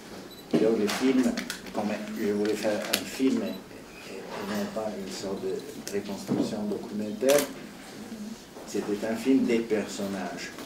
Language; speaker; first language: French; non-native, fluent; Italian